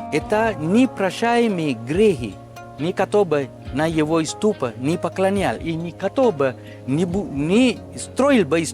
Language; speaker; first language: Russian; non-native, fluent; Sinhala